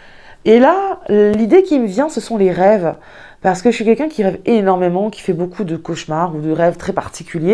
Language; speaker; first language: French; native; French